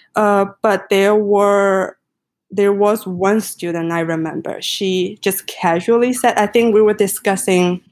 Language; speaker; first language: English; non-native, fluent; Chinese